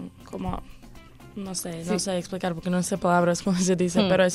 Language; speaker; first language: Spanish; non-native, learner; Croatian